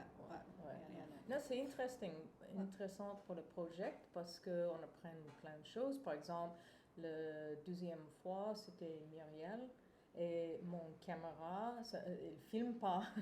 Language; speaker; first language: French; non-native, fluent; English